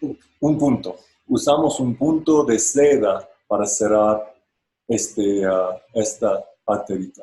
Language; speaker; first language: Spanish; non-native, fluent; English